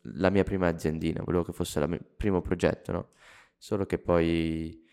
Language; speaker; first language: Italian; native; Italian